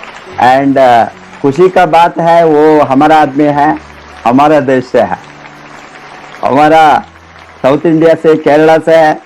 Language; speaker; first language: Hindi; non-native, local second language; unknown